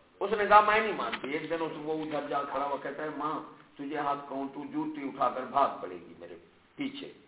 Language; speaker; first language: Urdu; non-native, local second language; Punjabi